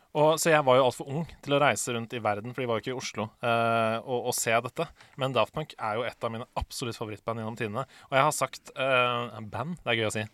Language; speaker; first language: Norwegian; native; Norwegian